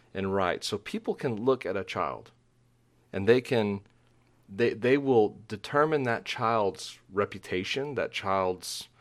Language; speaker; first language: English; native; English